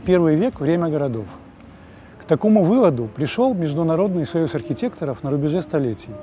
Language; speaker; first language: Russian; native; Russian